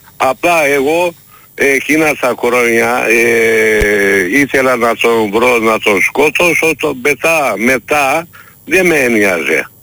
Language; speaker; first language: Greek; non-native, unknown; Turkish